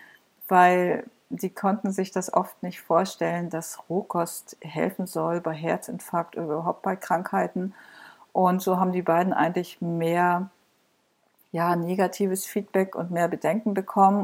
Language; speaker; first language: German; native; German